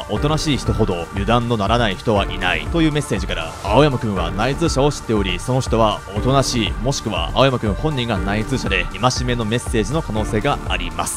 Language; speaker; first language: Japanese; native; Japanese